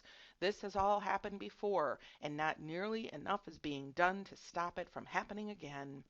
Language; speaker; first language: English; native; English